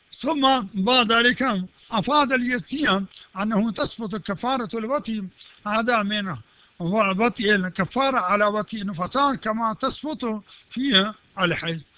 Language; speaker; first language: Arabic; non-native, fluent; Urdu